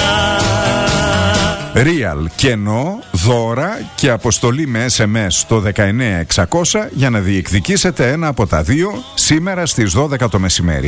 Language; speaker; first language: Greek; native; Greek